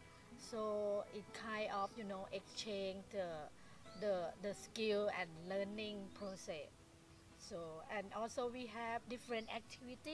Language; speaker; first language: English; non-native, fluent; Thai